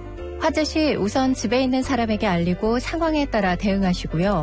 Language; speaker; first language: Korean; native; Korean